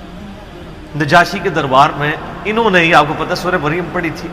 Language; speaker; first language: Urdu; non-native, local second language; Punjabi